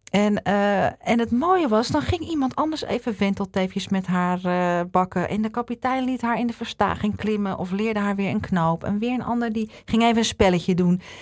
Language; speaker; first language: Dutch; native; Dutch